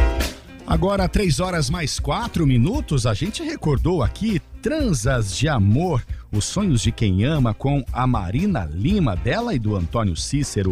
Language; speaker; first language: Portuguese; native; Portuguese